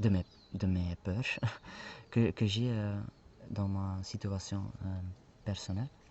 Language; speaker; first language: French; non-native, fluent; Spanish